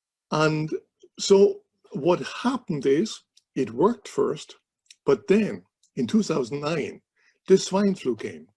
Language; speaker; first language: English; non-native, fluent; German